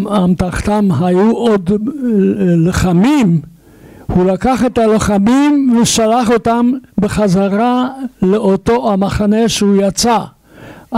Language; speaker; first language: Hebrew; non-native, fluent; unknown